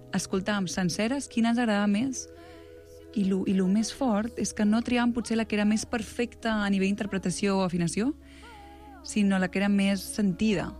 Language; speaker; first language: Catalan; native; Catalan